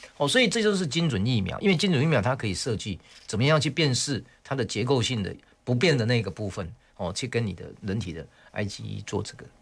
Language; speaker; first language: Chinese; native; Chinese